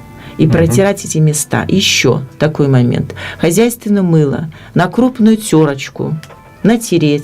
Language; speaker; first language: Russian; native; Russian